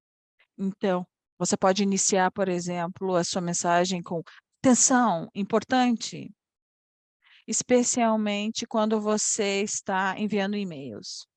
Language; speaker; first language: Portuguese; non-native, fluent; Polish